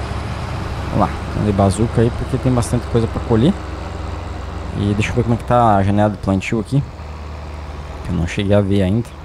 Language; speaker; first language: Portuguese; native; Portuguese